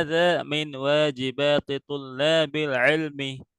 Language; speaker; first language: Arabic; non-native, fluent; Indonesian